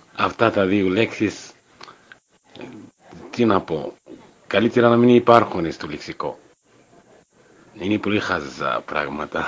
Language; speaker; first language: Greek; non-native, fluent; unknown